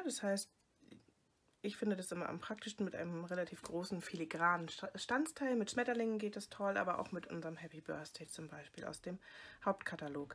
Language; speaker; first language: German; native; German